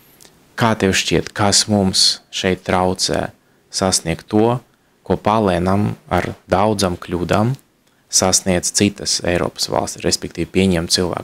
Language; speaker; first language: Latvian; non-native, local second language; Russian